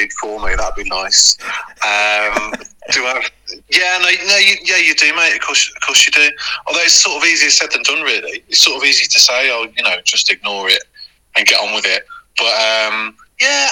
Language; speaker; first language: English; native; English